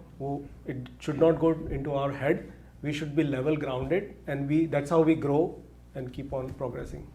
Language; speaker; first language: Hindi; native; Hindi